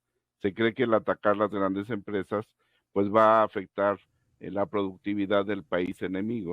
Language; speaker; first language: Spanish; native; Spanish